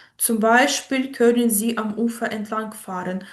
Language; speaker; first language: German; non-native, fluent; Ukrainian